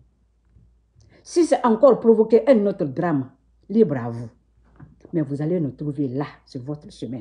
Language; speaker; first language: French; non-native, local second language; Susu